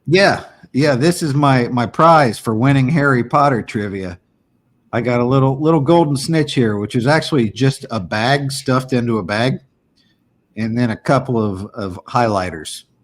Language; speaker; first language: English; native; English